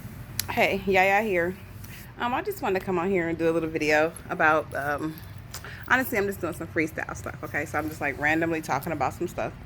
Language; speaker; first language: English; native; English